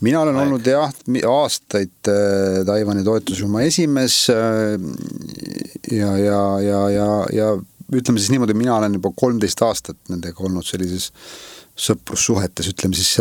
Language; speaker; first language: Estonian; native; Estonian